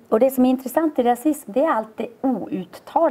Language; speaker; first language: Swedish; native; Swedish